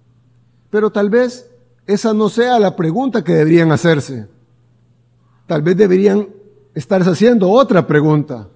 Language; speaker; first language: Spanish; native; Spanish